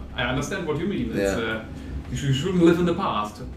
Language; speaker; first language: English; non-native, fluent; German